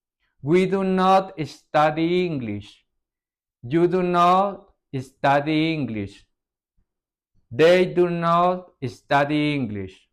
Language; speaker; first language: English; non-native, fluent; Spanish